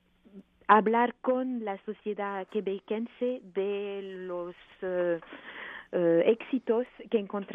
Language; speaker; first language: Spanish; non-native, fluent; French